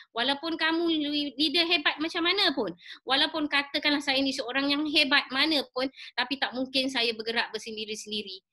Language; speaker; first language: Malay; native; Malay